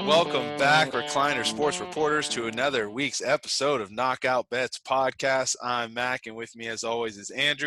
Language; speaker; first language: English; native; English